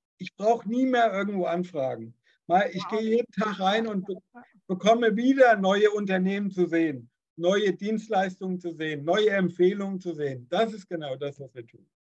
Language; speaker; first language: German; native; German